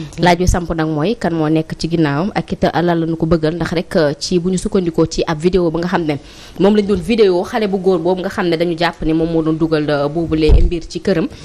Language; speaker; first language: Wolof; native; Wolof